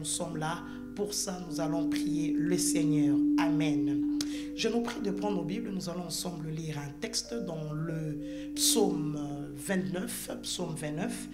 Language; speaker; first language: French; non-native, local second language; Lingala